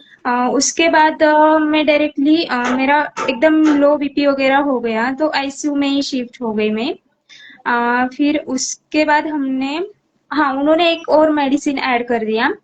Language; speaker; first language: Hindi; native; Hindi